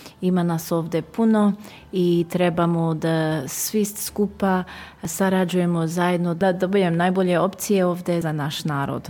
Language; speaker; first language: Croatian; early bilingual, heritage; Serbian